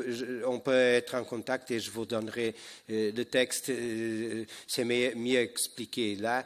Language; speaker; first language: French; non-native, fluent; Portuguese